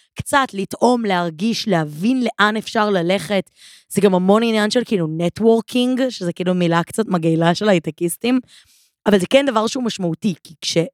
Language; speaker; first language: Hebrew; native; Hebrew